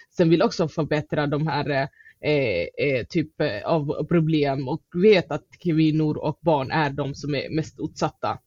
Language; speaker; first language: Swedish; non-native, fluent; Somali